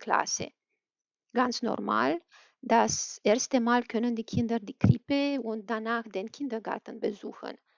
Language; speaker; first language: German; non-native, fluent; Romanian